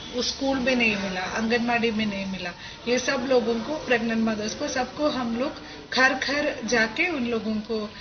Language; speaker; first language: Hindi; non-native, local second language; Malayalam